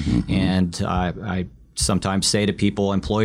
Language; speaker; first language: English; early bilingual, other home language; Vietnamese